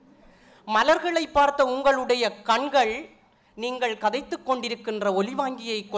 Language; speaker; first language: Tamil; native; Tamil